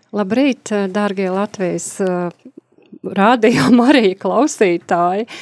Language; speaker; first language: Latvian; native; Latvian